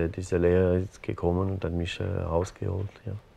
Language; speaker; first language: German; non-native, local second language; French